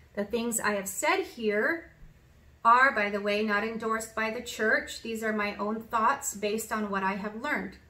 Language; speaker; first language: English; native; English